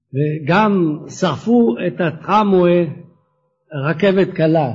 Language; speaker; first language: Hebrew; non-native, fluent; French